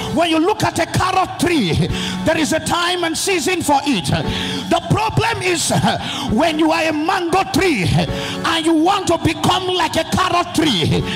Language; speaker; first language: English; non-native, local second language; Yoruba